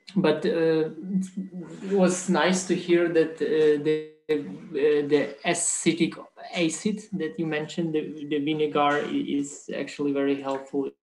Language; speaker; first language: English; non-native, fluent; Somali